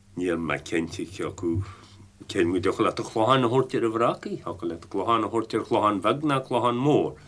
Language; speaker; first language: Irish; native; Irish